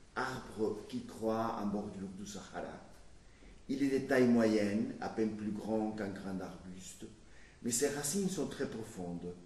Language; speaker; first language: French; non-native, fluent; Spanish